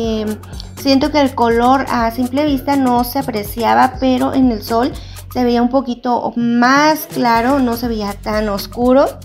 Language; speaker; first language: Spanish; native; Spanish